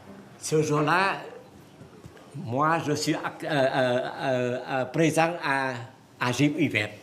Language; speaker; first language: French; non-native, fluent; Vietnamese